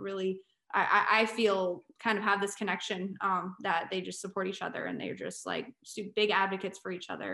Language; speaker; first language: English; native; English